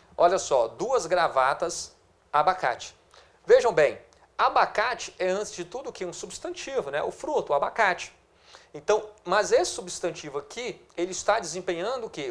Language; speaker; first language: Portuguese; native; Portuguese